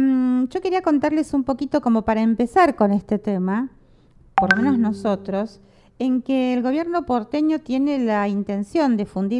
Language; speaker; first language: Spanish; native; Spanish